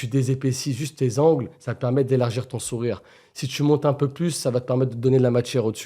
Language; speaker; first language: French; native; French